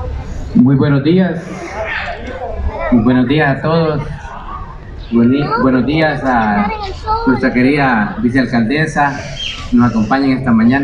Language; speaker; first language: Spanish; native; Spanish